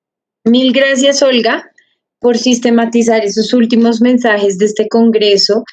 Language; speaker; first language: Spanish; native; Spanish